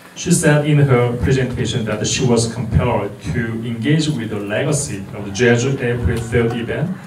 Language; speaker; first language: English; non-native, fluent; Korean